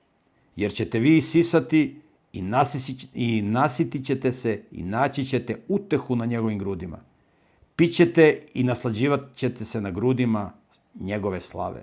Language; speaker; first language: Serbian; native; Serbian